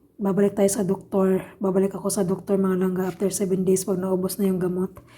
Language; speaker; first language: Filipino; non-native, local second language; Cebuano